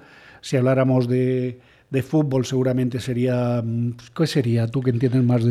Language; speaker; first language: Spanish; native; Spanish